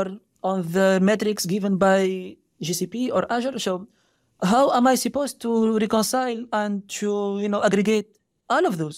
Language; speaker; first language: English; non-native, fluent; Arabic